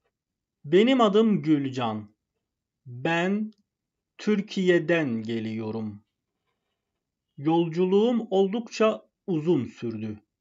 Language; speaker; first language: Turkish; non-native, fluent; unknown